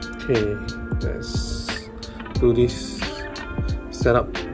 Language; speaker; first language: English; non-native, local second language; Chinese